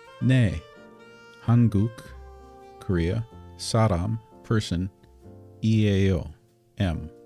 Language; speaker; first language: Korean; non-native, learner; English